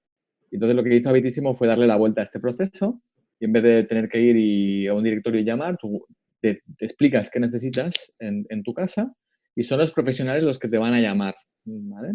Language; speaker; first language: Spanish; native; Spanish